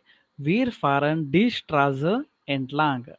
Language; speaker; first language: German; non-native, learner; Marathi